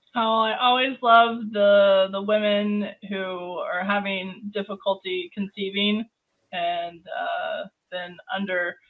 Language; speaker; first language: English; native; English